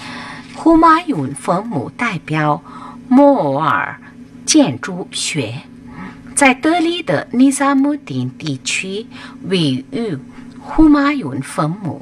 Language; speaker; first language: Chinese; non-native, fluent; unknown